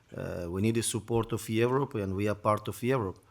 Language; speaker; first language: English; non-native, learner; Ukrainian